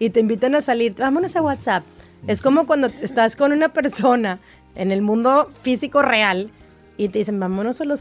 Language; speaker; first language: Spanish; native; Spanish